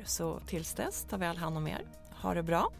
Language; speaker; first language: Swedish; native; Swedish